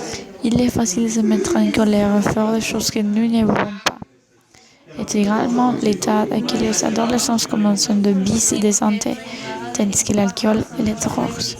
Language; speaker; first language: French; non-native, learner; Spanish